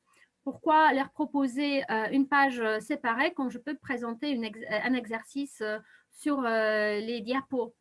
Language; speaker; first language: French; non-native, fluent; Polish